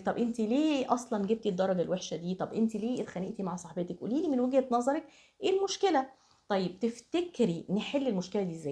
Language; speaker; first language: Arabic; native; Arabic